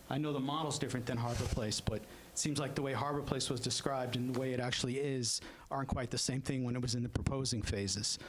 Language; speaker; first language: English; native; English